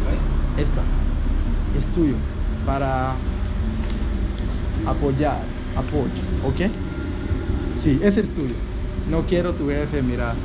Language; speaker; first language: Spanish; non-native, learner; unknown